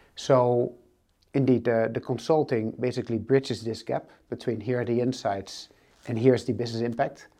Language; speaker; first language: English; non-native, fluent; Dutch